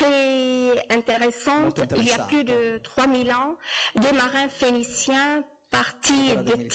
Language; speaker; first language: French; non-native, local second language; Arabic